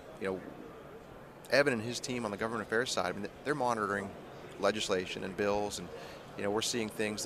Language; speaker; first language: English; native; English